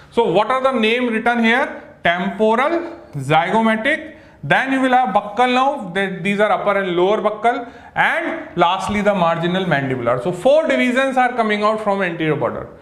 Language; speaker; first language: English; non-native, local second language; Hindi